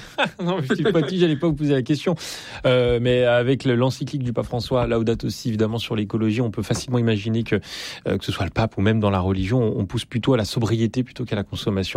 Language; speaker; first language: French; native; French